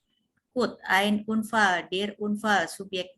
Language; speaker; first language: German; non-native, fluent; Indonesian